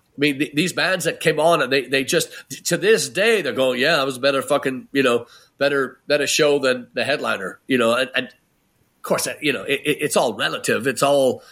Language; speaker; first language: English; native; English